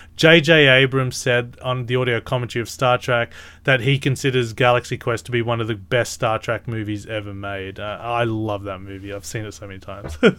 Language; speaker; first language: English; early bilingual, other home language; Filipino